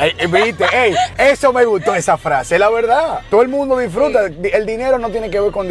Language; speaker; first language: Spanish; native; Spanish